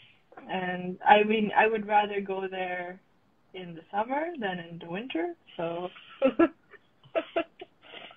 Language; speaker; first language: English; non-native, local second language; Filipino